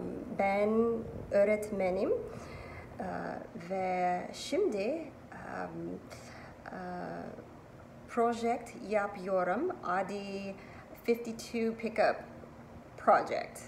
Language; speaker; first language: Turkish; non-native, learner; English